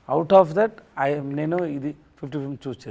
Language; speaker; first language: Telugu; non-native, learner; Tamil